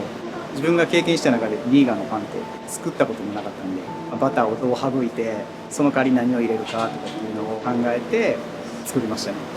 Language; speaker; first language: Japanese; native; Japanese